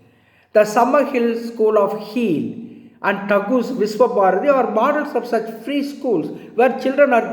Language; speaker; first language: English; non-native, local second language; Tamil